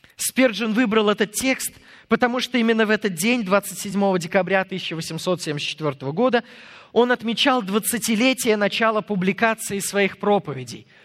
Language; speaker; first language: Russian; non-native, fluent; English